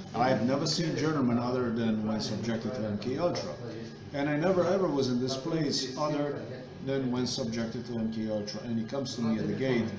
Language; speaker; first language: English; non-native, fluent; Slovenian